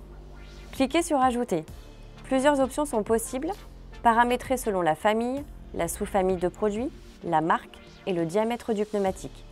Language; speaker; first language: French; native; French